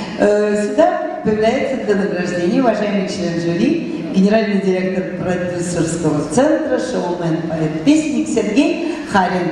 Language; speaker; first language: Russian; native; Russian